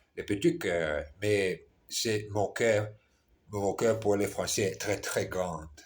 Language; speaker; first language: French; non-native, learner; Portuguese